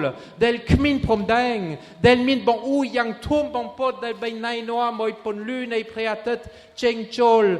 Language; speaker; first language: Khmer; non-native, fluent; French